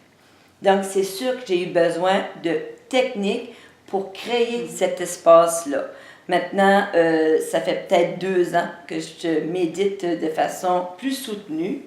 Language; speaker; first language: French; native; French